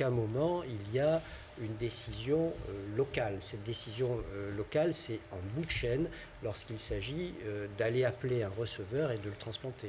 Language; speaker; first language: French; native; French